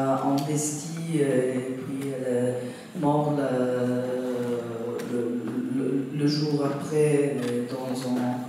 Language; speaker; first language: French; non-native, fluent; Italian